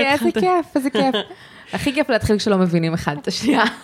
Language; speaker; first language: Hebrew; native; Hebrew